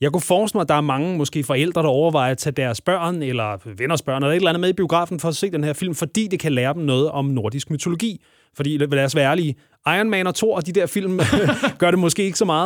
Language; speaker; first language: Danish; native; Danish